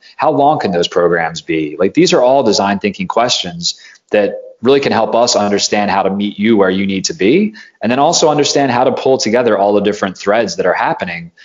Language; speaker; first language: English; native; English